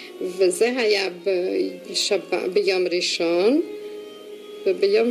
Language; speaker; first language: Hebrew; non-native, fluent; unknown